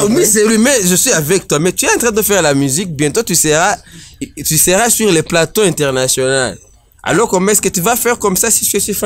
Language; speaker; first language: French; non-native, local second language; Rundi